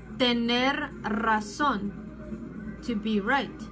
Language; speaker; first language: Spanish; non-native, fluent; English